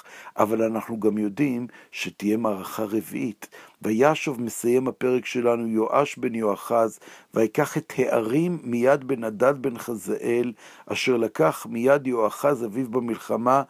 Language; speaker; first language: Hebrew; native; Hebrew